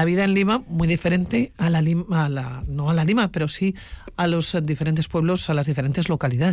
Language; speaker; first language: Spanish; native; Spanish